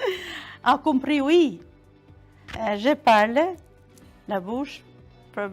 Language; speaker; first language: French; non-native, learner; Albanian